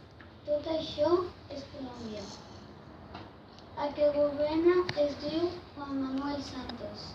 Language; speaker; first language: Catalan; non-native, learner; Spanish